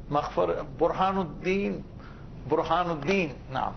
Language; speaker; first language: Arabic; non-native, fluent; Bangla